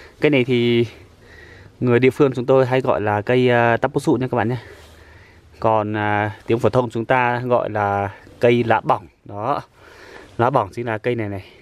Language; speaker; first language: Vietnamese; non-native, local second language; Iu Mien